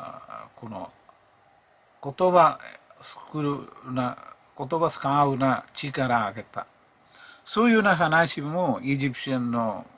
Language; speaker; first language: Japanese; non-native, fluent; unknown